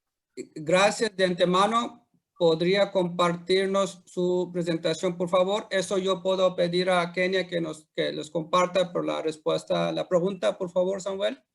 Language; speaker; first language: Spanish; non-native, fluent; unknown